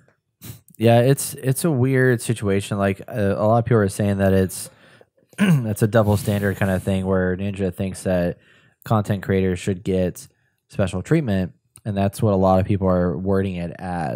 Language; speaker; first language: English; native; English